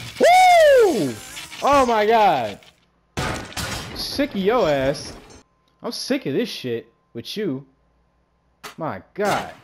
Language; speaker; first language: English; native; English